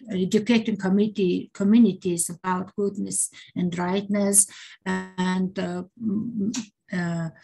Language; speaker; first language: English; non-native, learner; Mongolian